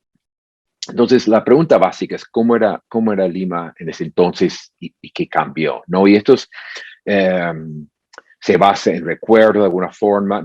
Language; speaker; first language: Spanish; non-native, fluent; English